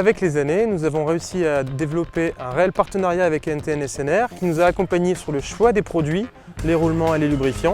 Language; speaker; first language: French; native; French